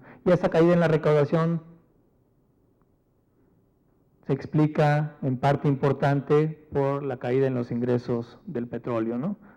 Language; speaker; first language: Spanish; native; Spanish